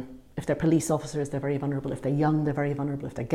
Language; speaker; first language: English; native; English